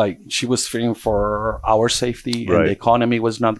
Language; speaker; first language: English; early bilingual, other home language; Portuguese